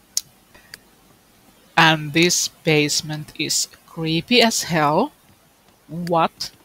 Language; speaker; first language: English; non-native, fluent; Finnish